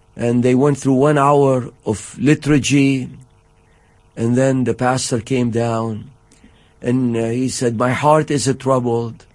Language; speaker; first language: English; non-native, fluent; Arabic